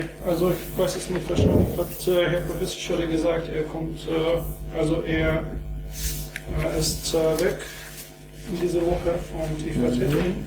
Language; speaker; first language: German; non-native, fluent; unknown